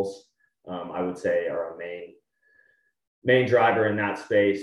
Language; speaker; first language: English; native; English